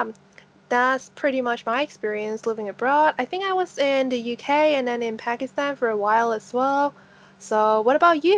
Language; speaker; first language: English; non-native, local second language; Cantonese